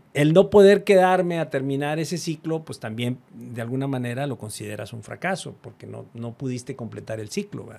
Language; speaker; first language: Spanish; native; Spanish